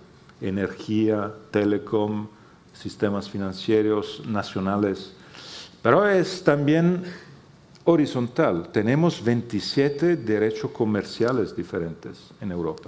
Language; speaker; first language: Spanish; non-native, fluent; Italian